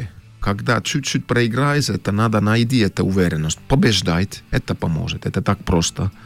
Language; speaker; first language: Russian; non-native, learner; Finnish